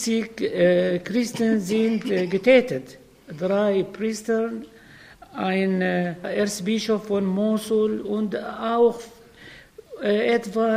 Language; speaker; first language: German; non-native, learner; Arabic